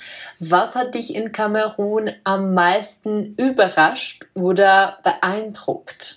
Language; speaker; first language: German; non-native, fluent; Czech